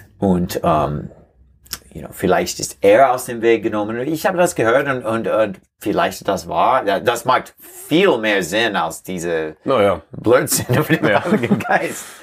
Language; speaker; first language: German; non-native, learner; English